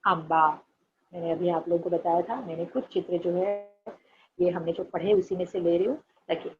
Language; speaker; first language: Hindi; non-native, local second language; Marathi